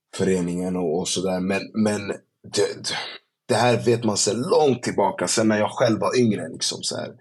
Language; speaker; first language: Swedish; early bilingual, other home language; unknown